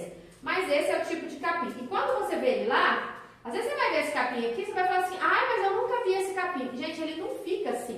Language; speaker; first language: Portuguese; native; Portuguese